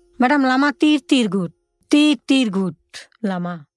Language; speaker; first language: Arabic; non-native, learner; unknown